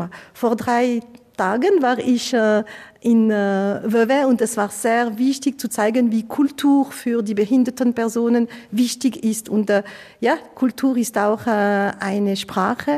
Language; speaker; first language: German; non-native, local second language; French